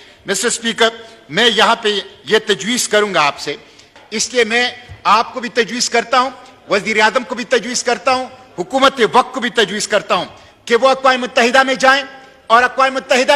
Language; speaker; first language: Urdu; non-native, local second language; Pashto